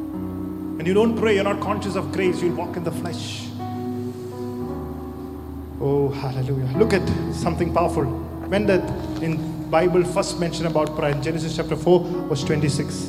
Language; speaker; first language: English; non-native, local second language; Malayalam